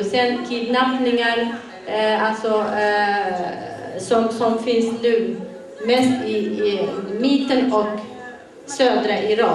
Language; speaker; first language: Swedish; non-native, fluent; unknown